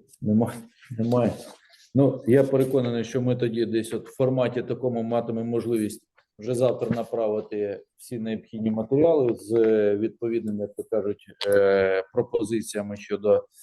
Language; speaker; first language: Ukrainian; native; Ukrainian